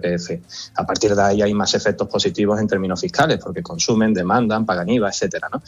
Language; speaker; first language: Spanish; native; Spanish